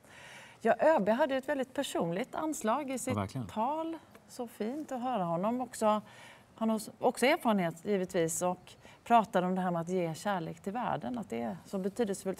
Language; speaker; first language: Swedish; native; Swedish